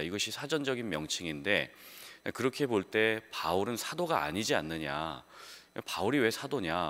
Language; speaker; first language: Korean; native; Korean